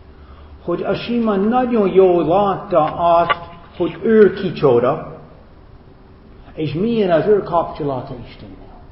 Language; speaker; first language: Hungarian; non-native, fluent; English